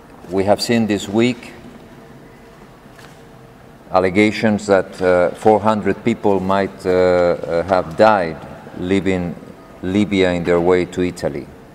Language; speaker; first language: English; non-native, fluent; Spanish